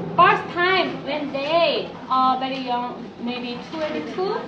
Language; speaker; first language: English; non-native, learner; Korean